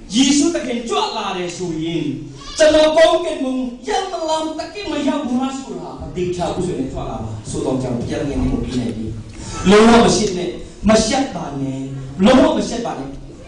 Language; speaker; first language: Burmese; non-native, local second language; Tedim Chin